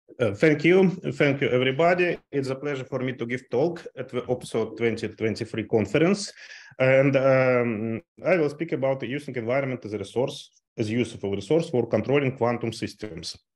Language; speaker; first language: English; non-native, fluent; Russian